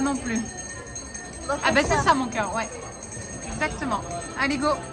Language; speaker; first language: French; native; French